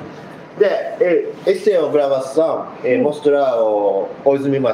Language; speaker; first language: Portuguese; non-native, learner; Japanese